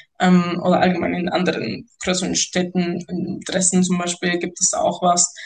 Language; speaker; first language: German; non-native, fluent; Spanish